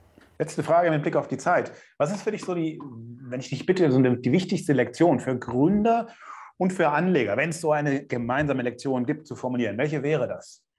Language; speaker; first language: German; native; German